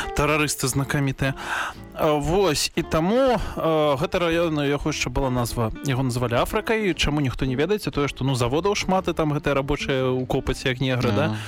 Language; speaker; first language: Belarusian; native; Belarusian